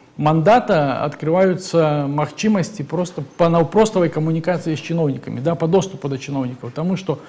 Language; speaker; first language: Belarusian; non-native, local second language; Russian